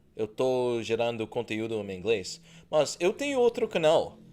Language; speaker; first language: Portuguese; non-native, fluent; English